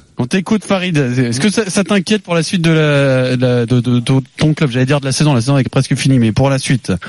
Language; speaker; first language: French; native; French